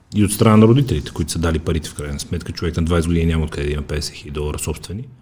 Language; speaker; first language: Bulgarian; native; Bulgarian